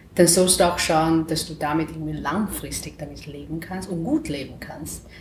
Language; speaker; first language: German; non-native, fluent; Chinese